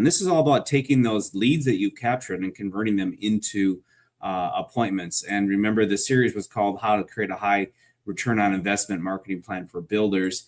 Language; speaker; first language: English; native; English